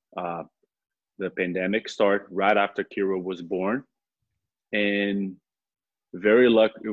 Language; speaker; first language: English; non-native, fluent; Portuguese